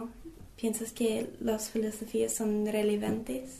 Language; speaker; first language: Spanish; non-native, learner; English